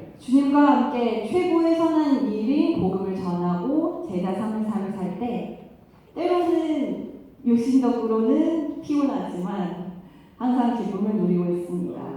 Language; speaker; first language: Korean; non-native, fluent; Cantonese